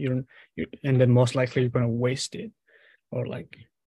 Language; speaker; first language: English; non-native, fluent; Mongolian